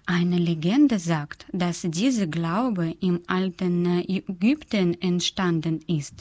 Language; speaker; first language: German; non-native, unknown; Russian